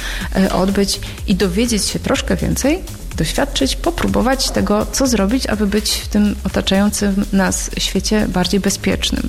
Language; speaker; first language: Polish; native; Polish